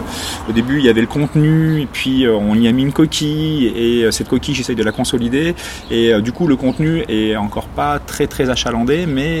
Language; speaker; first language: French; native; French